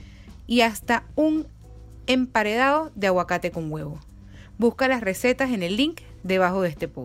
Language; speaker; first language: Spanish; native; Spanish